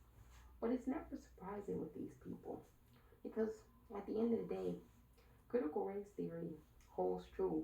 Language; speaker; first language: English; native; English